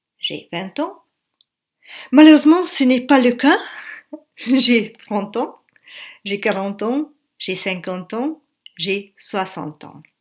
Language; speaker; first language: French; native; French